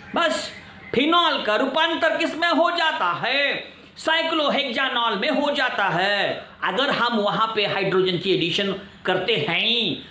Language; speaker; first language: Hindi; non-native, local second language; Marathi